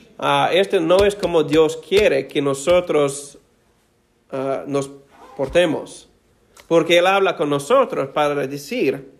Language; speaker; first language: Spanish; non-native, fluent; English